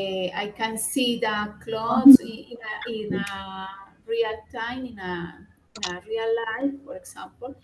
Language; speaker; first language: English; non-native, learner; Spanish